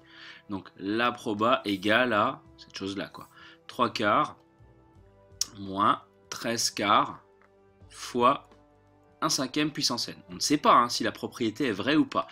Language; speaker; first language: French; native; French